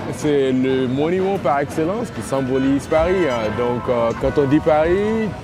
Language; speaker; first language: French; non-native, fluent; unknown